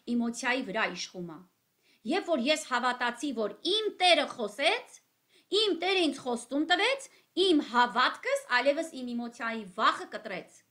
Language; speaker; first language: Armenian; native; Armenian